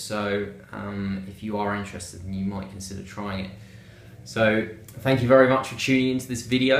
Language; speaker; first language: English; native; English